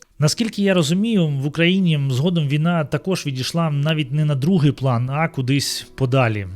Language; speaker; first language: Ukrainian; non-native, local second language; Russian